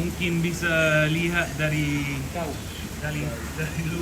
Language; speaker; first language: Indonesian; non-native, learner; English